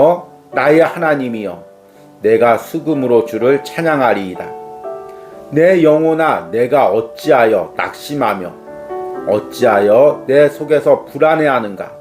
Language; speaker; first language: Korean; native; Korean